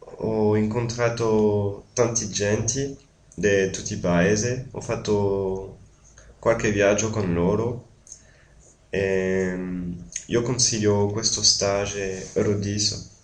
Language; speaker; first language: Italian; non-native, learner; French